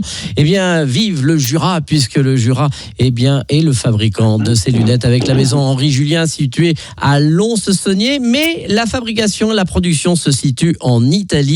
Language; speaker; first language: French; native; French